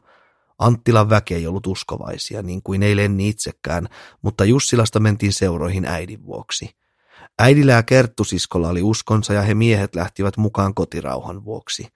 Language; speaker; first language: Finnish; native; Finnish